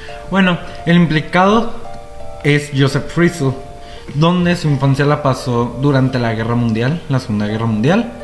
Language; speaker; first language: Spanish; native; Spanish